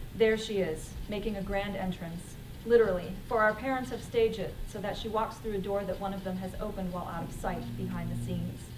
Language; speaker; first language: English; native; English